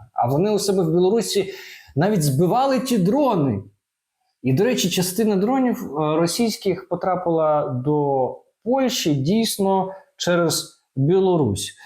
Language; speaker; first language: Ukrainian; native; Ukrainian